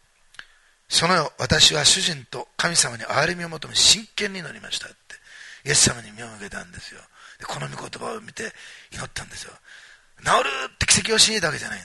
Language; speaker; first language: Japanese; native; Japanese